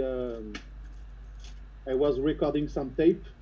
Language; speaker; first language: English; non-native, fluent; French